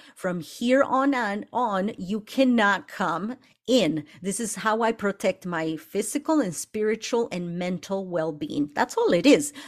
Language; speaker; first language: English; early bilingual, other home language; Spanish